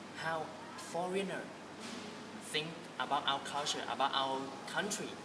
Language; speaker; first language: English; non-native, learner; Thai